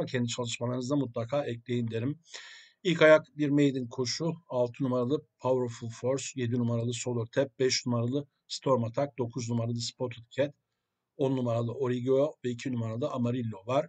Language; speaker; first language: Turkish; native; Turkish